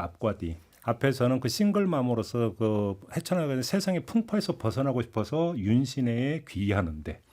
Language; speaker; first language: Korean; native; Korean